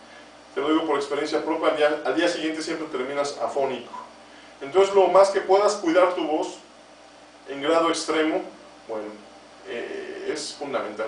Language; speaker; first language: Spanish; native; Spanish